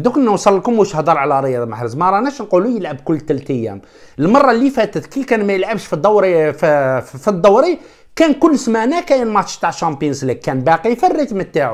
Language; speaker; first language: Arabic; native; Arabic